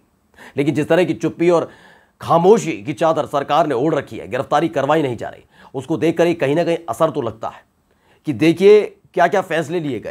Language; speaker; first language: Hindi; native; Hindi